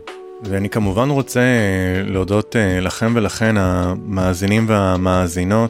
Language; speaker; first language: Hebrew; native; Hebrew